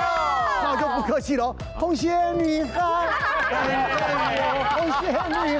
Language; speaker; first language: Chinese; native; Chinese